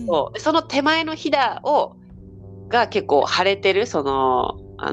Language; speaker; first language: Japanese; native; Japanese